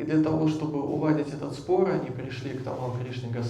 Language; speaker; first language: Russian; native; Russian